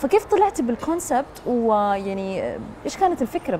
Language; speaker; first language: Arabic; native; Arabic